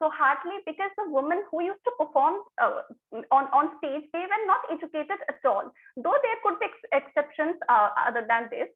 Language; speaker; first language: English; non-native, local second language; Bangla